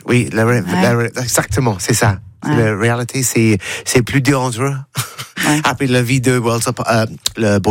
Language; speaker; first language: French; non-native, learner; English